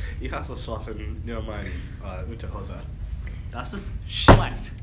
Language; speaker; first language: German; non-native, learner; English